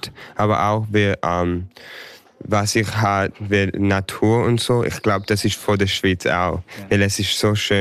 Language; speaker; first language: German; early bilingual, heritage; English